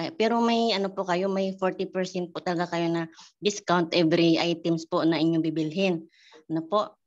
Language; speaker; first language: Filipino; non-native, local second language; Cebuano